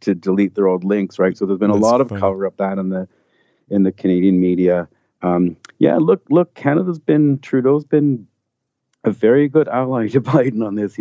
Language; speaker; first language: English; native; English